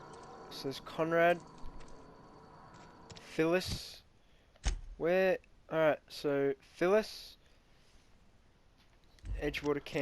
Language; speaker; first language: English; native; English